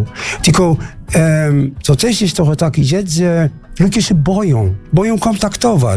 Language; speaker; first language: Polish; non-native, fluent; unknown